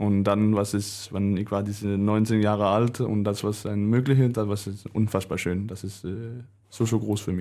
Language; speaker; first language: German; non-native, learner; Danish